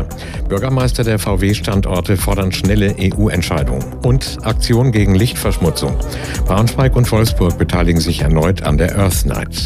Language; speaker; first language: German; native; German